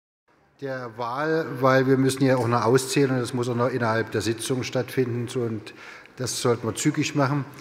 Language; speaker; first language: German; native; German